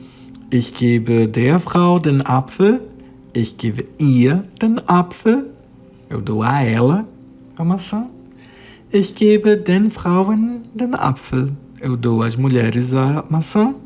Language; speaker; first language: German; non-native, fluent; Portuguese